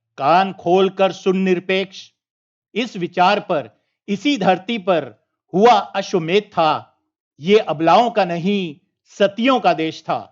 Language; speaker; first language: Hindi; non-native, local second language; Punjabi